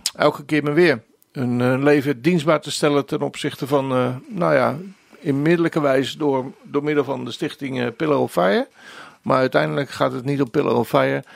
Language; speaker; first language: Dutch; native; Dutch